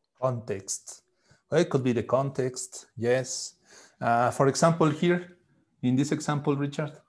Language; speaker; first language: English; non-native, fluent; Spanish